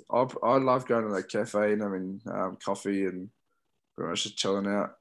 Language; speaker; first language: English; native; English